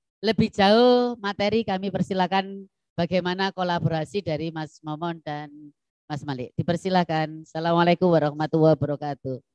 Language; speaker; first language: Indonesian; native; Indonesian